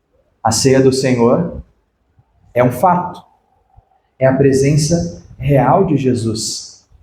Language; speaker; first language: Portuguese; native; Portuguese